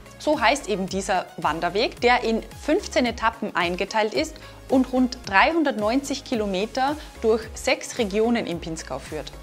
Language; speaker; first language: German; native; German